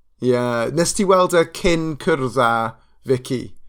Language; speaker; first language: Welsh; non-native, local second language; English